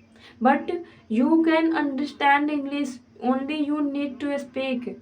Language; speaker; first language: English; non-native, fluent; Hindi